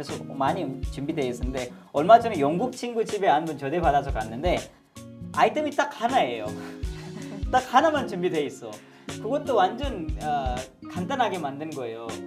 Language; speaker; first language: Korean; non-native, fluent; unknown